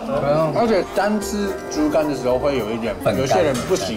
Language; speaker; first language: Chinese; native; Chinese